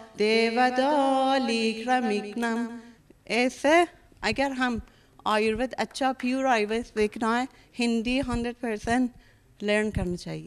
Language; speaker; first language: Hindi; non-native, learner; Persian